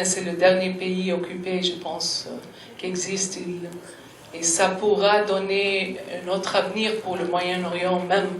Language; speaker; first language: French; non-native, fluent; Arabic